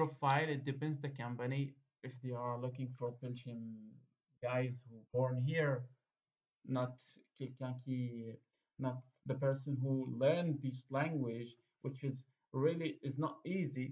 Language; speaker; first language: English; non-native, fluent; Arabic